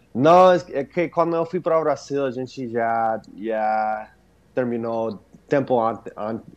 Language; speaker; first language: Portuguese; non-native, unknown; English